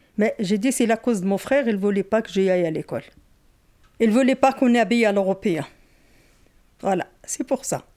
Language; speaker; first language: French; non-native, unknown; Arabic